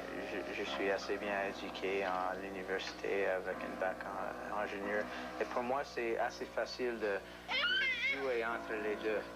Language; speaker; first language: French; non-native, local second language; English